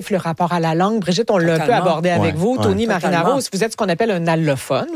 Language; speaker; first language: French; native; French